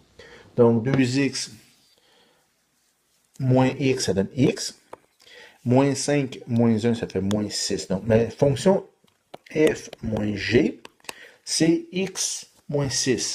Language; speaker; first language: French; native; French